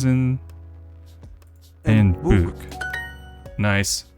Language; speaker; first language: Dutch; non-native, learner; English